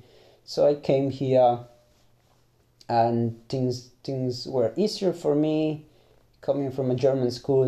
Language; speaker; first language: English; non-native, fluent; Spanish